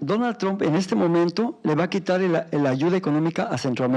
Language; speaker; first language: Spanish; native; Spanish